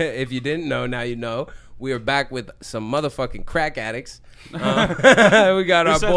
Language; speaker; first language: English; native; English